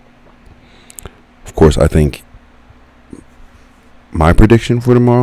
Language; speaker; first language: English; native; English